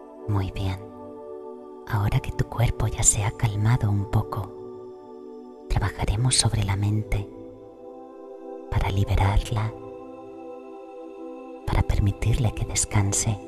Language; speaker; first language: Spanish; native; Spanish